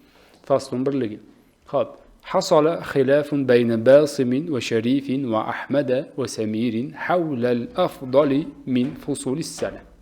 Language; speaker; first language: Arabic; non-native, fluent; Uzbek